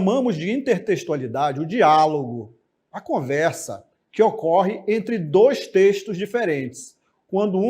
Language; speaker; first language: Portuguese; native; Portuguese